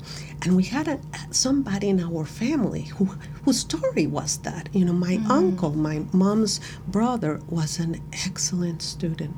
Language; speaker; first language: English; non-native, fluent; Spanish